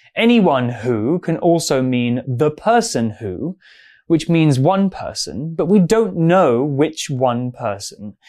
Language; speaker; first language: English; native; English